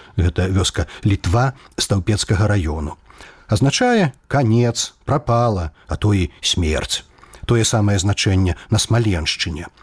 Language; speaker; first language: Belarusian; native; Belarusian